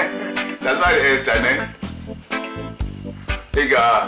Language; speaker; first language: German; non-native, learner; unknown